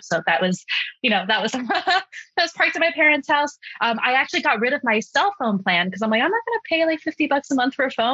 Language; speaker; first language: English; early bilingual, other home language; Chinese